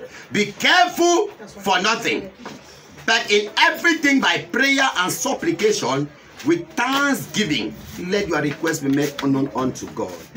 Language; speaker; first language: English; native; English